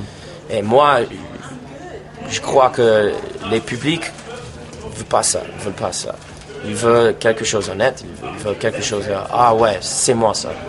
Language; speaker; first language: French; non-native, fluent; English